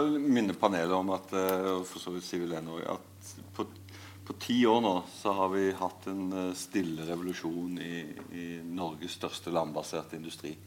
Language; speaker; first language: Norwegian; native; Norwegian